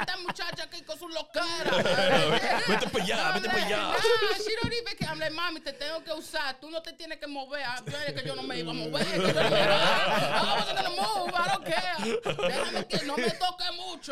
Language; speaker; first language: English; early bilingual, other home language; Spanish